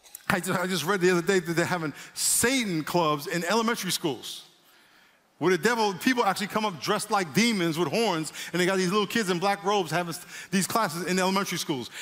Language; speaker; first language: English; native; English